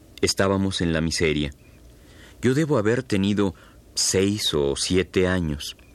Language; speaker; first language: Spanish; native; Spanish